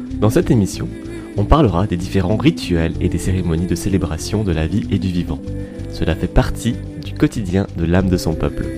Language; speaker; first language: French; native; French